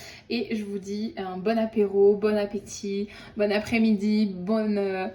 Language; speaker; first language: French; native; French